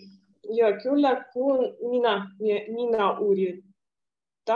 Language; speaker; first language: Finnish; non-native, learner; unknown